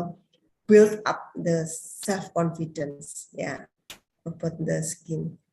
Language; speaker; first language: English; non-native, learner; Indonesian